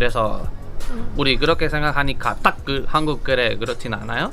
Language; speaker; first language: Korean; non-native, learner; Spanish